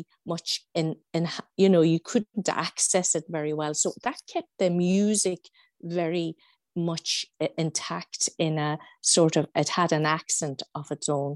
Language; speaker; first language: English; native; English